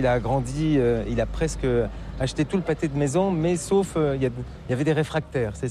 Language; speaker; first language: French; native; French